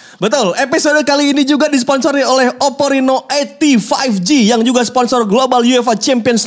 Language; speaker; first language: Indonesian; native; Indonesian